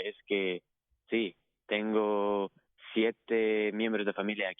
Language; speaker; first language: Spanish; non-native, fluent; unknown